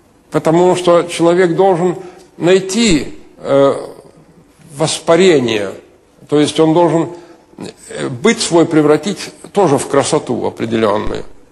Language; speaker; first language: Russian; non-native, fluent; Lithuanian